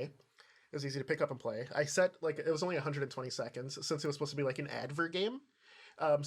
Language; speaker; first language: English; native; English